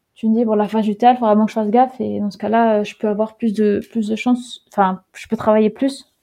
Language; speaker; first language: French; early bilingual, heritage; Dutch